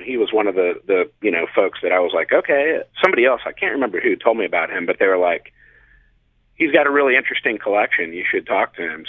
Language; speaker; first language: English; native; English